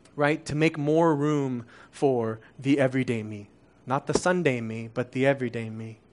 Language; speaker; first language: English; early bilingual, other home language; Korean